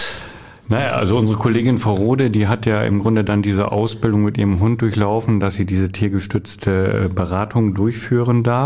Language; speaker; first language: German; native; German